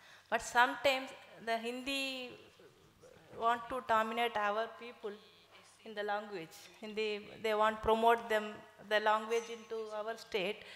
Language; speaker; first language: English; non-native, local second language; Tamil